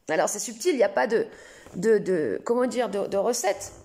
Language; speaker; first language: French; native; French